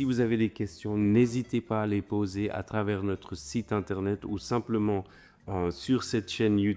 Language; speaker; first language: French; native; French